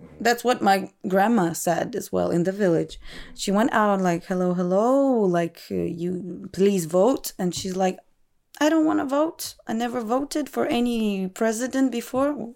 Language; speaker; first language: English; non-native, fluent; Russian